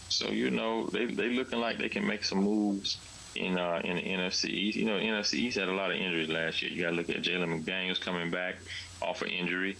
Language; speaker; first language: English; native; English